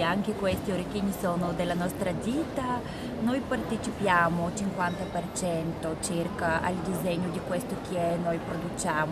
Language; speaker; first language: Italian; non-native, fluent; Bulgarian